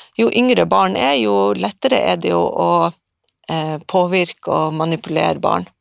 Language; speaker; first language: Norwegian; native; Norwegian